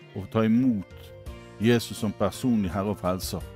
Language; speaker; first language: Norwegian; native; Norwegian